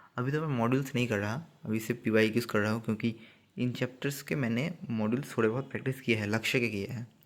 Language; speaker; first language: Hindi; non-native, local second language; Bangla